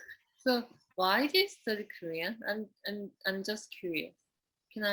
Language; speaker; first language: English; non-native, fluent; Korean